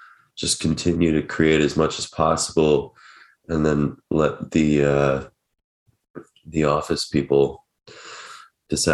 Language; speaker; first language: English; native; English